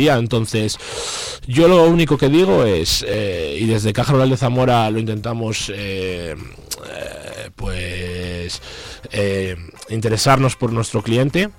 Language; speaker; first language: Spanish; native; Spanish